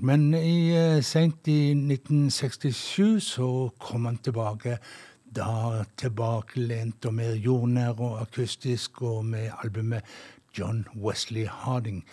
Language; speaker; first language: Norwegian; native; Norwegian